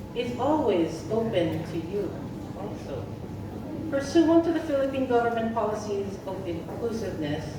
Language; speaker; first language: English; non-native, local second language; Filipino